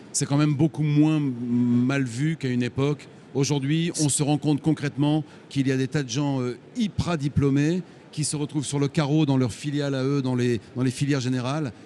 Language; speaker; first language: French; native; French